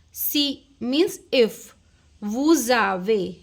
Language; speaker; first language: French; non-native, fluent; Hindi